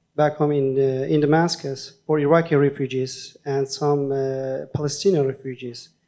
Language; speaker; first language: English; non-native, fluent; Kurdish